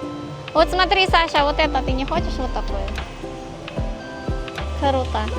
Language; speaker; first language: Russian; non-native, learner; Filipino